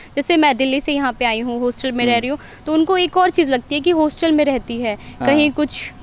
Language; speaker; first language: Hindi; native; Hindi